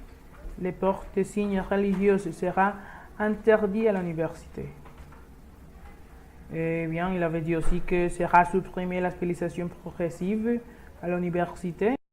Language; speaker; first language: French; non-native, learner; Spanish